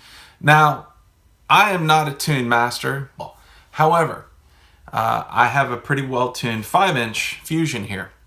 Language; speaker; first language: English; native; English